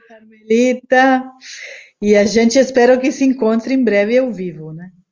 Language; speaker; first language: Portuguese; non-native, fluent; Italian